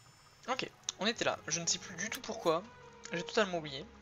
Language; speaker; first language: French; native; French